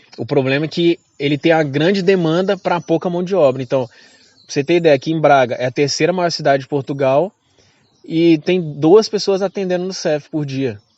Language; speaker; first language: Portuguese; native; Portuguese